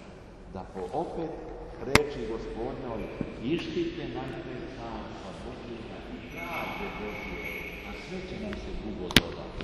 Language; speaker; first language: Serbian; native; Serbian